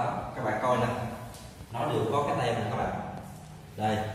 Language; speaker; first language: Vietnamese; native; Vietnamese